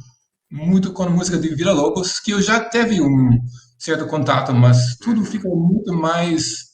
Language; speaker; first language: Portuguese; non-native, fluent; English